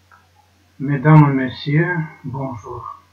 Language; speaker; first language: French; non-native, learner; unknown